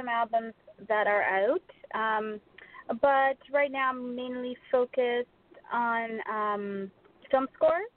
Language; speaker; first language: English; native; English